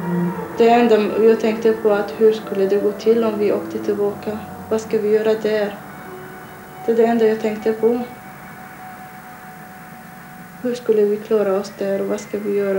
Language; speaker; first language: Swedish; non-native, learner; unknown